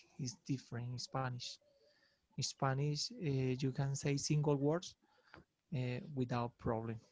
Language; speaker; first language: English; non-native, learner; Spanish